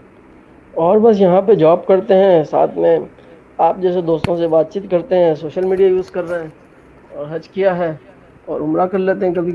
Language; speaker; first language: Hindi; non-native, fluent; Urdu